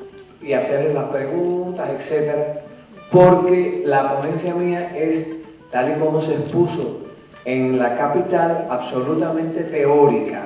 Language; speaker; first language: Spanish; native; Spanish